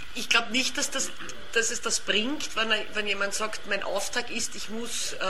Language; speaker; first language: German; native; German